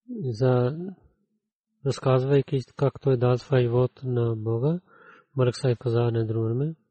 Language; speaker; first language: Bulgarian; non-native, learner; Urdu